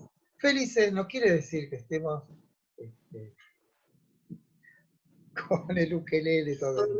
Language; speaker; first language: Spanish; native; Spanish